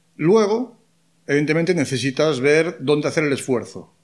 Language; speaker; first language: Spanish; non-native, local second language; Galician